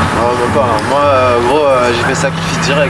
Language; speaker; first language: French; native; French